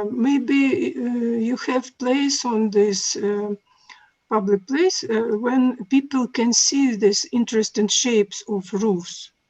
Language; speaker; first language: English; non-native, learner; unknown